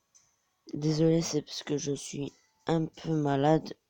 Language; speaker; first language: French; native; French